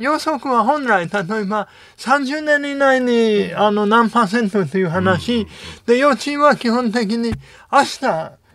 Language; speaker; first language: Japanese; non-native, fluent; English